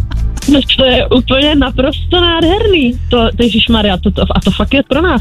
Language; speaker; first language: Czech; native; Czech